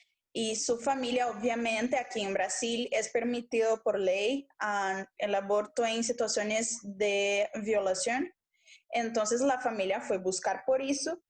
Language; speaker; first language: Spanish; non-native, local second language; Portuguese